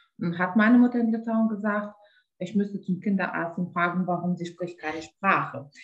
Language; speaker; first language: German; non-native, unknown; Lithuanian